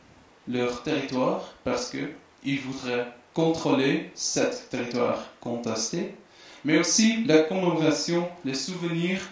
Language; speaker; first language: French; non-native, fluent; Dutch